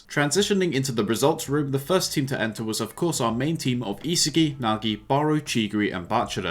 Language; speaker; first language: English; native; English